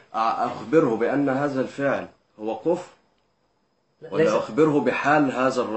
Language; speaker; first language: Arabic; native; Arabic